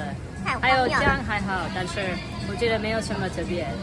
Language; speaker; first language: Chinese; non-native, fluent; English